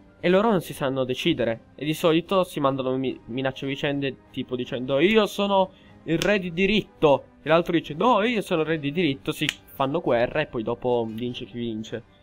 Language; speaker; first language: Italian; early bilingual, heritage; Italian